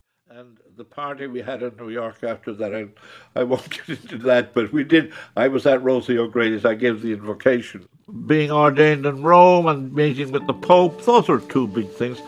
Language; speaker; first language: English; native; English